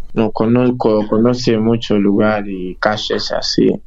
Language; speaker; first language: Spanish; non-native, learner; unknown